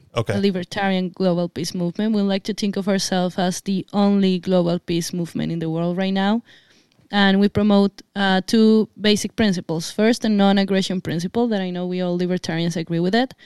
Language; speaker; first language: English; non-native, fluent; Spanish